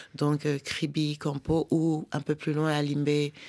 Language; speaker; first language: French; native; French